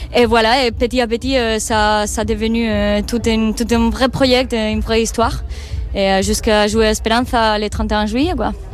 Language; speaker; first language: French; non-native, fluent; Spanish